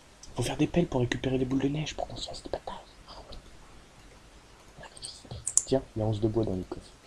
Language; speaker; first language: French; native; French